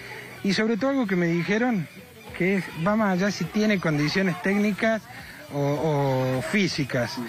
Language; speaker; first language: Spanish; native; Spanish